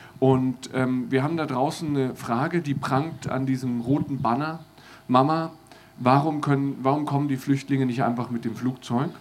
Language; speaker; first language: German; native; German